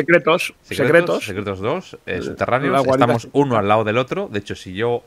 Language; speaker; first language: Spanish; native; Spanish